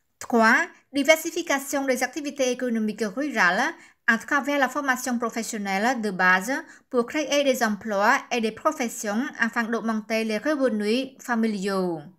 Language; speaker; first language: French; non-native, fluent; Khmer